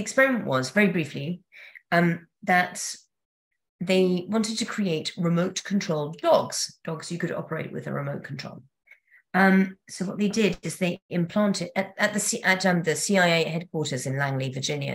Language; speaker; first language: English; native; English